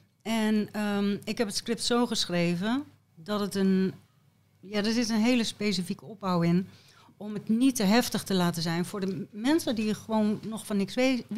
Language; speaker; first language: Dutch; native; Dutch